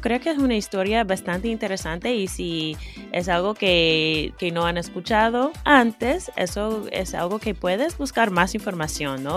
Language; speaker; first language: Spanish; non-native, fluent; English